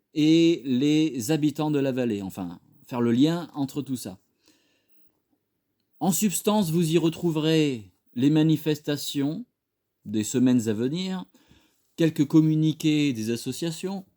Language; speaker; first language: French; native; French